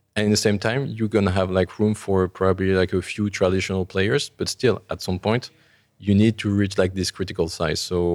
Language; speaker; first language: English; non-native, fluent; French